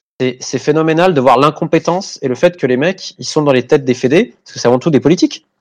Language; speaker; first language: French; native; French